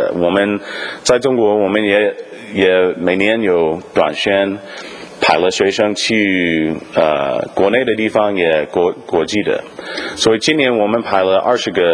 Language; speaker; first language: Chinese; non-native, fluent; English